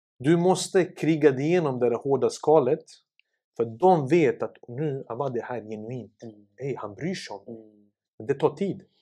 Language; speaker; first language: Swedish; early bilingual, other home language; Serbian